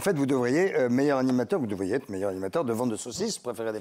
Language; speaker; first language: French; native; French